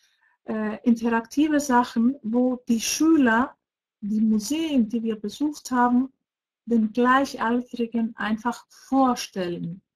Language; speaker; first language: German; non-native, fluent; Greek